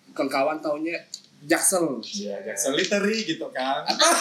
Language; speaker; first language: Indonesian; non-native, local second language; Javanese